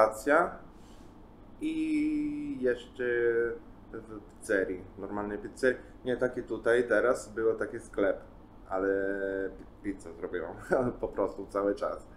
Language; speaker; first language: Polish; non-native, learner; Italian